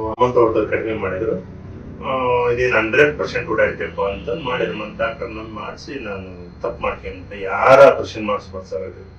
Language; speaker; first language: Kannada; native; Kannada